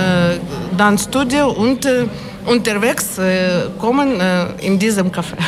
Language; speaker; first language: German; non-native, learner; Ukrainian